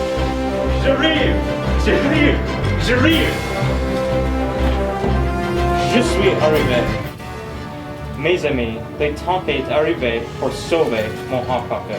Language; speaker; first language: French; non-native, learner; English